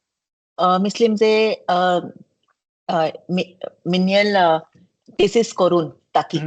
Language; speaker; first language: Czech; non-native, learner; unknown